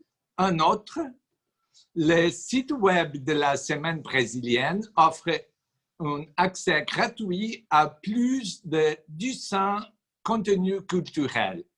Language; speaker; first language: French; non-native, fluent; Portuguese